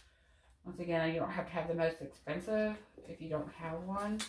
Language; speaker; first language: English; native; English